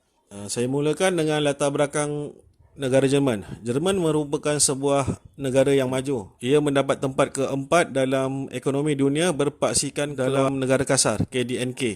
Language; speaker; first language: Malay; native; Malay